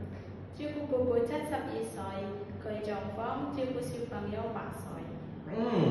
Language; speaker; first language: Cantonese; non-native, learner; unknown